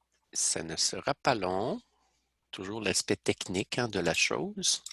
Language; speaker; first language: French; native; French